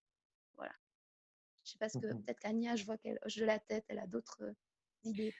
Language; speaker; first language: French; native; French